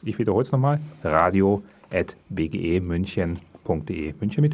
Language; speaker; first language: German; native; German